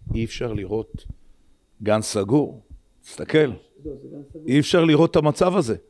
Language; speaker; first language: Hebrew; native; Hebrew